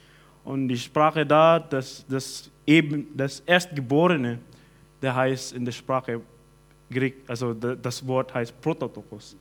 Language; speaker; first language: German; non-native, fluent; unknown